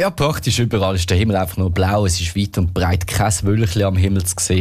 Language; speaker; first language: German; native; German